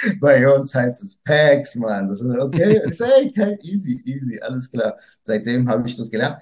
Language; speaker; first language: German; early bilingual, other home language; Portuguese